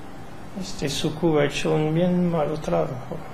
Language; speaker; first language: Spanish; non-native, learner; French